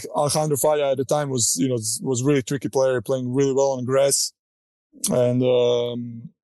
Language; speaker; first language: English; non-native, fluent; Croatian